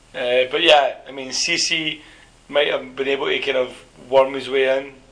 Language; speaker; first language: English; native; English